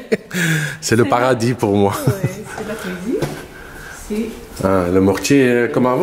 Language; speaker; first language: French; native; French